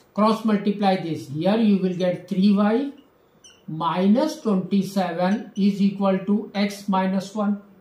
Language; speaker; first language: English; non-native, local second language; Hindi